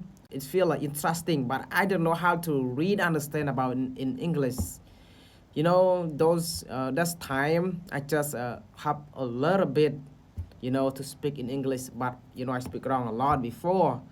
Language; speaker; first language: English; non-native, learner; Khmer